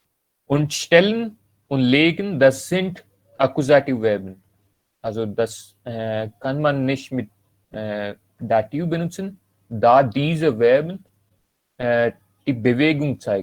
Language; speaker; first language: German; non-native, learner; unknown